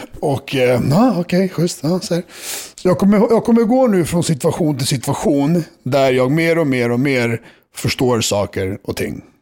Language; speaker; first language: Swedish; early bilingual, other home language; Serbian